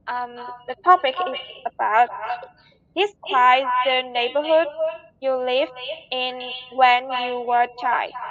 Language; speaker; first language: English; non-native, learner; Vietnamese